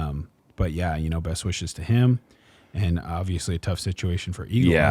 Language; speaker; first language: English; native; English